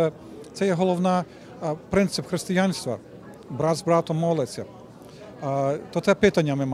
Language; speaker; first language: Ukrainian; early bilingual, heritage; Ukrainian